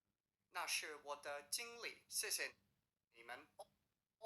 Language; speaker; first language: Chinese; non-native, learner; English